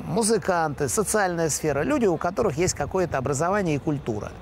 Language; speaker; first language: Russian; native; Russian